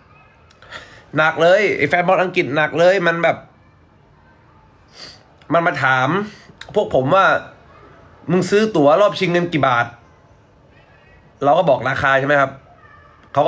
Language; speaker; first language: Thai; native; Thai